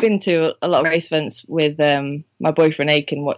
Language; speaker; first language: English; native; English